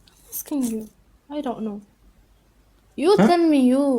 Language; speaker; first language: English; non-native, learner; Arabic